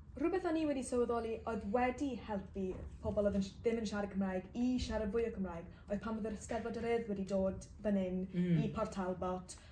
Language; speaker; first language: Welsh; native; Welsh